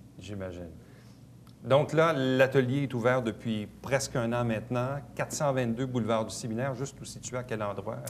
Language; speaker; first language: French; native; French